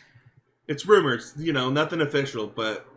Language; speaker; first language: English; native; English